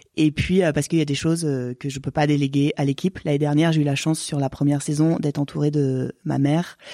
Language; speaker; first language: French; native; French